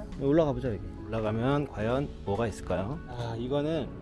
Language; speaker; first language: Korean; native; Korean